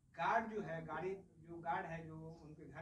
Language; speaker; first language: Hindi; native; Hindi